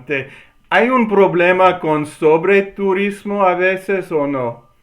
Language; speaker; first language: Spanish; non-native, learner; English